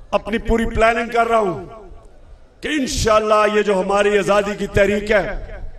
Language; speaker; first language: Urdu; native; Urdu